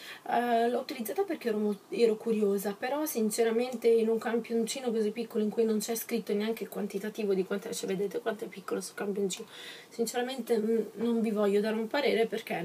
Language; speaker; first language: Italian; native; Italian